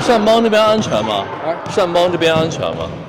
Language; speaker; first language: Chinese; native; Chinese